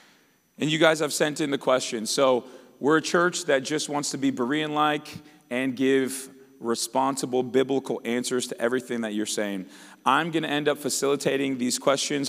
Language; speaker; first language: English; native; English